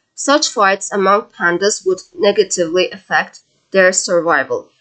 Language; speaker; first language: English; non-native, fluent; Azerbaijani